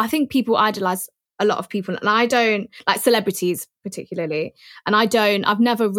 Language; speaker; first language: English; native; English